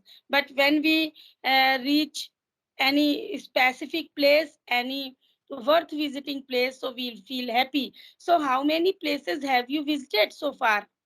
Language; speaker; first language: English; non-native, fluent; Hindi